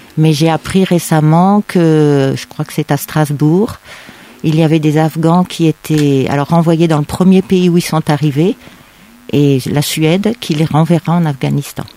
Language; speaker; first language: French; native; French